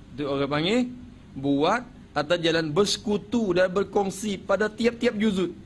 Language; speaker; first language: Malay; native; Malay